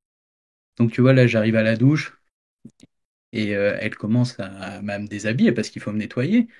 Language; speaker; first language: French; native; French